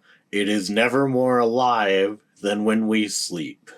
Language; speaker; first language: English; native; English